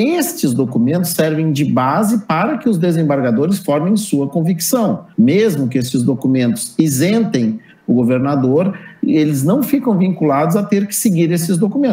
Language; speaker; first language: Portuguese; native; Portuguese